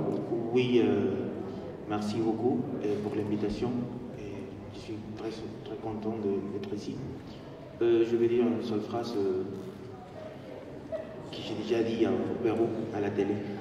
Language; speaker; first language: French; non-native, fluent; Spanish